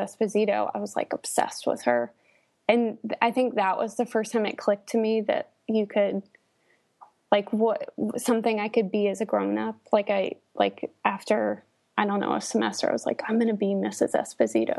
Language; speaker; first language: English; native; English